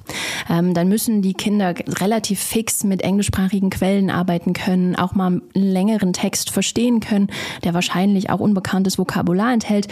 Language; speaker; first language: German; native; German